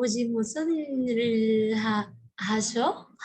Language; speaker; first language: Korean; non-native, learner; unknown